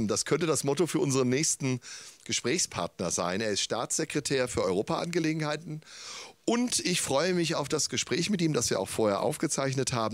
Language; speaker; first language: German; native; German